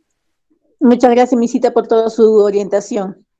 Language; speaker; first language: Spanish; native; Spanish